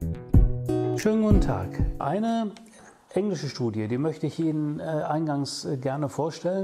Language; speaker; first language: German; native; German